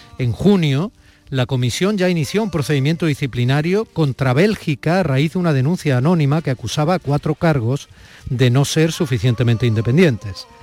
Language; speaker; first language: Spanish; native; Spanish